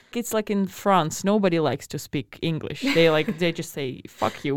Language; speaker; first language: English; non-native, fluent; Russian